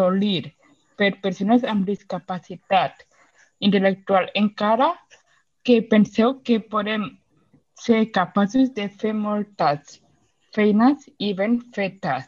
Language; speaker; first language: Catalan; non-native, local second language; Spanish